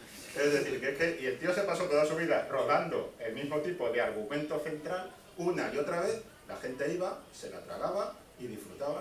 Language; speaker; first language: Spanish; native; Spanish